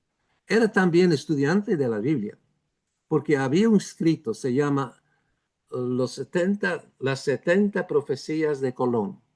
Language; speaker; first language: Spanish; non-native, fluent; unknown